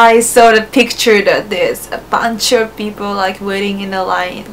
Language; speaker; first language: English; non-native, fluent; Japanese